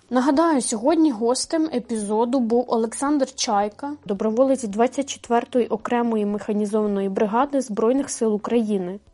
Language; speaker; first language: Ukrainian; native; Ukrainian